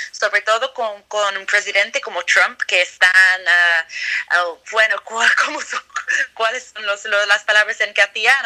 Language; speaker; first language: Spanish; non-native, fluent; English